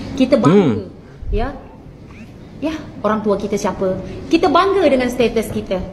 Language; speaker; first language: Malay; native; Malay